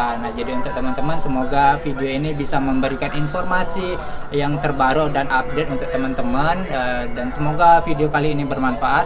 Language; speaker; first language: Indonesian; native; Indonesian